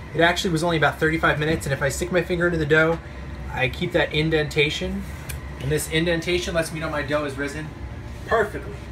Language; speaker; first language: English; native; English